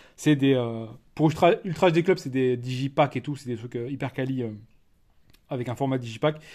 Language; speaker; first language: French; native; French